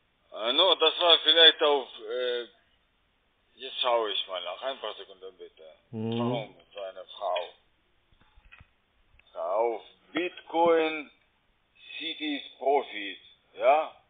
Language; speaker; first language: German; non-native, fluent; Russian